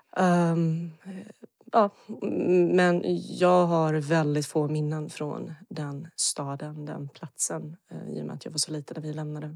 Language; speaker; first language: Swedish; early bilingual, other home language; Bosnian